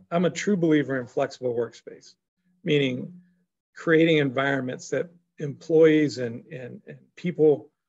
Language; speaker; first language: English; native; English